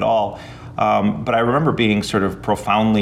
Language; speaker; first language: English; native; English